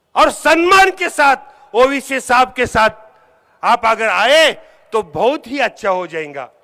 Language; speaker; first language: Hindi; non-native, local second language; Marathi